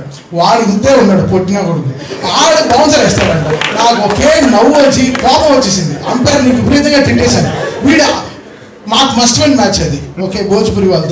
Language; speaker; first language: Telugu; native; Telugu